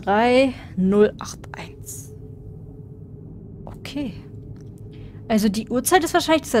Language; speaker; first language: German; native; German